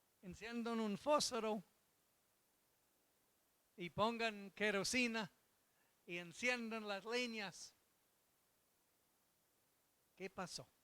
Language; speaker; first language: Spanish; non-native, fluent; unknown